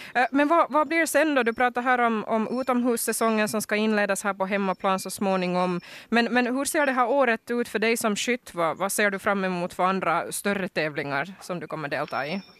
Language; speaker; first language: Swedish; native; Swedish